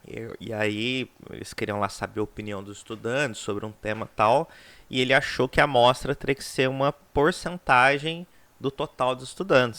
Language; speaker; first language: Portuguese; native; Portuguese